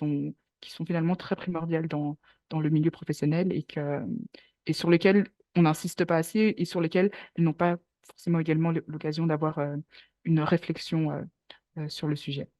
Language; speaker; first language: French; native; French